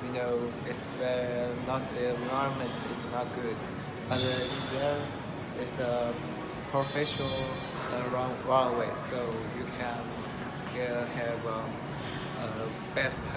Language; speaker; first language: English; non-native, learner; Chinese